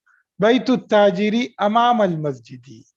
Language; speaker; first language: Arabic; non-native, fluent; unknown